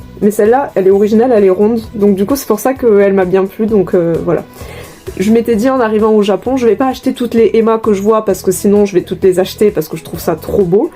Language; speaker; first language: French; native; French